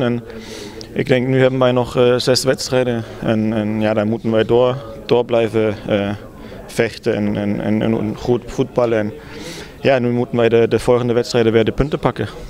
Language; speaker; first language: Dutch; non-native, fluent; German